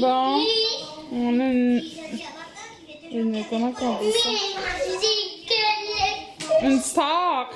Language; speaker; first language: French; native; French